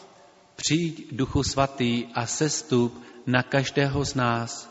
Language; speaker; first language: Czech; native; Czech